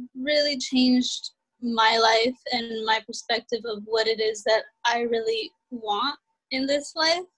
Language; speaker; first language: English; early bilingual, other home language; Spanish